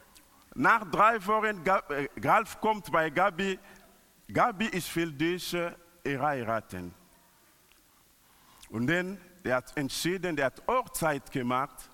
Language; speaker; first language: German; non-native, learner; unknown